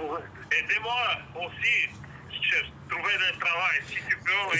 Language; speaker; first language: French; non-native, learner; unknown